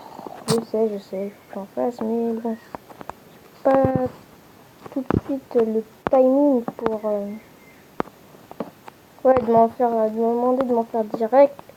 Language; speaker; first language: French; native; French